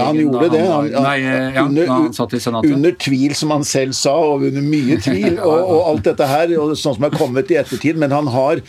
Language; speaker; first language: Norwegian; native; Norwegian